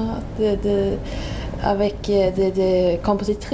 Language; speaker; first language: French; non-native, learner; Swedish